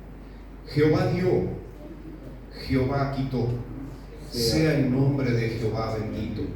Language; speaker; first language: Spanish; native; Spanish